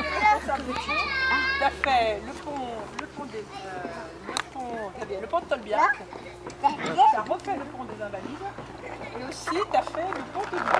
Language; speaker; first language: French; native; French